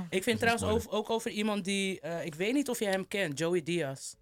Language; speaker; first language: Dutch; native; Dutch